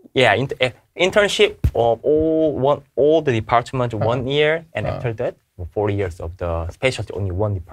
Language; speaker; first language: English; non-native, learner; Korean